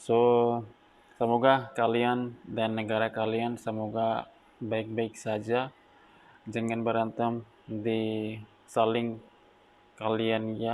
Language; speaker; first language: Indonesian; non-native, learner; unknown